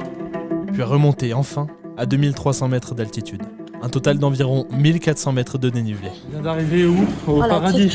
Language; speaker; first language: French; native; French